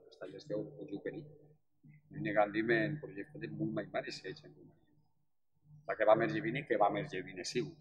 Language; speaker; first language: Romanian; non-native, fluent; Spanish